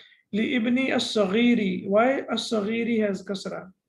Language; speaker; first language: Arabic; non-native, fluent; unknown